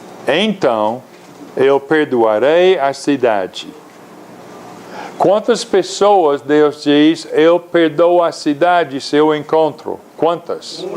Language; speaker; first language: Portuguese; non-native, fluent; English